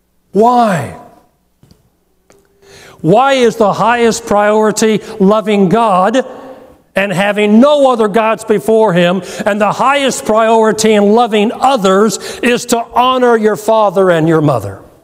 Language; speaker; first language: English; native; English